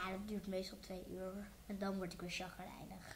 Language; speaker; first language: Dutch; native; Dutch